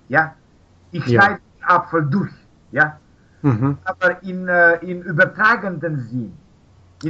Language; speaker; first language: German; non-native, fluent; Russian